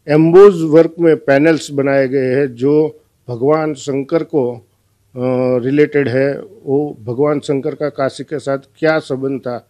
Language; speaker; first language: Hindi; non-native, local second language; Gujarati